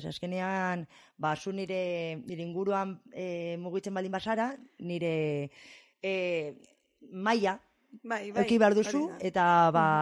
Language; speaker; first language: Basque; non-native, fluent; English